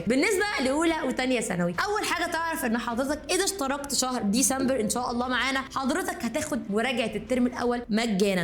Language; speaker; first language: Arabic; native; Arabic